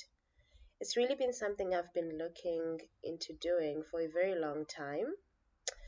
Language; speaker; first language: English; non-native, local second language; Xhosa